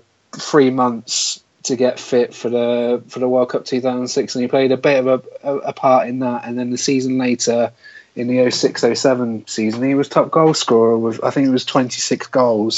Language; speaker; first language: English; native; English